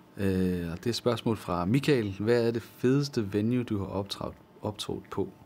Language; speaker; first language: Danish; native; Danish